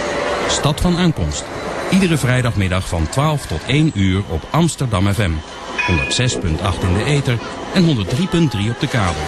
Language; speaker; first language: Dutch; native; Dutch